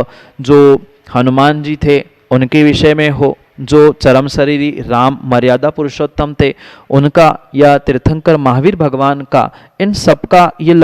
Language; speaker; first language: Hindi; native; Hindi